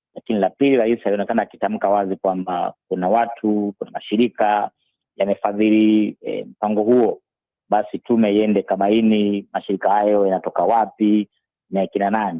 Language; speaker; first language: Swahili; native; Swahili